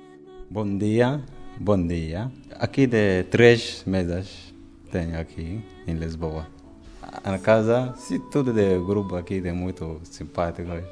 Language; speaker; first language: Portuguese; non-native, learner; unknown